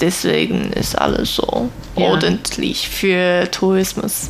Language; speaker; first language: German; non-native, learner; Chinese